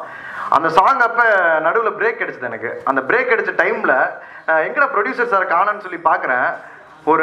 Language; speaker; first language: Tamil; native; Tamil